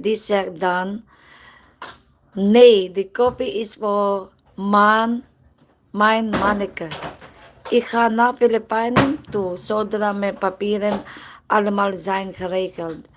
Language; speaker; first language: Dutch; non-native, learner; Filipino